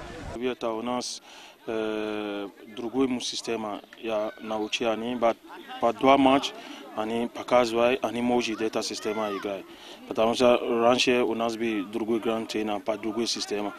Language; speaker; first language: Russian; non-native, learner; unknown